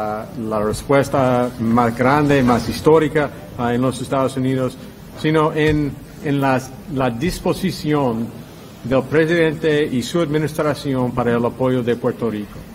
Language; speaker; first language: Spanish; non-native, fluent; English